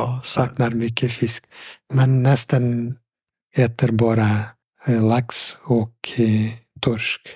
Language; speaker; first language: Swedish; non-native, fluent; Portuguese